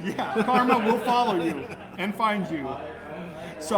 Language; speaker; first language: English; native; English